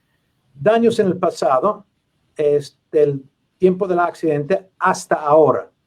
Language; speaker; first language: Spanish; non-native, learner; English